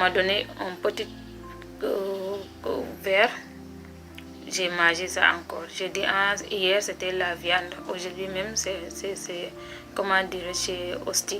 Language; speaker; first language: French; non-native, local second language; Wolof